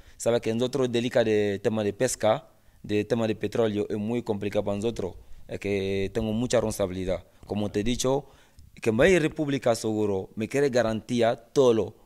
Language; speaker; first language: Spanish; non-native, learner; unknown